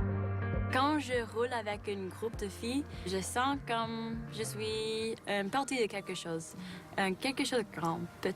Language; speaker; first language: French; non-native, learner; English